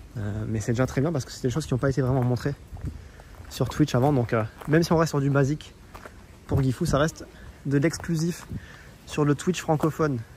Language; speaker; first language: French; native; French